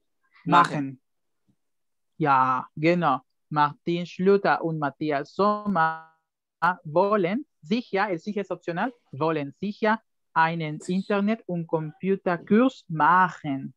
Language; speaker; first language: German; non-native, fluent; Spanish